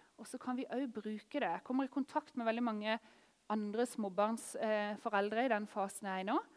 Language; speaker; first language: Norwegian; native; Norwegian